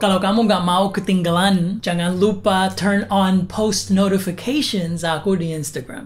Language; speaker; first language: Indonesian; non-native, fluent; English